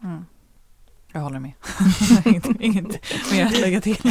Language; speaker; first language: Swedish; early bilingual, heritage; Swedish